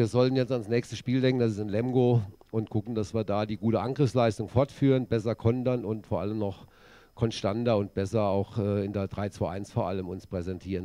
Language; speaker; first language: German; native; German